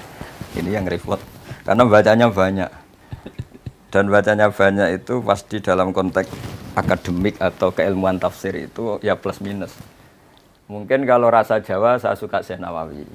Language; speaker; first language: Indonesian; non-native, local second language; Javanese